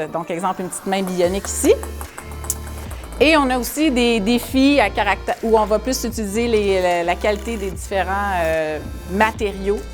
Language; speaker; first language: French; native; French